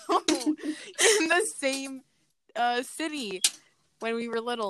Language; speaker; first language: English; native; English